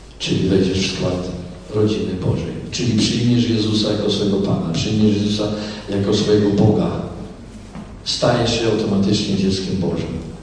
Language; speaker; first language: Polish; native; Polish